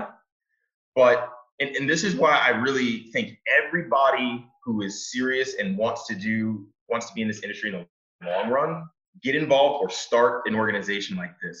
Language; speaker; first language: English; native; English